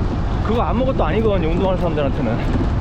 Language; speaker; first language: Korean; native; Korean